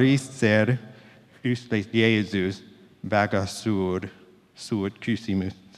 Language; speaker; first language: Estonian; non-native, learner; English